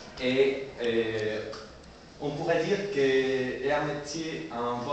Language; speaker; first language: French; non-native, learner; Spanish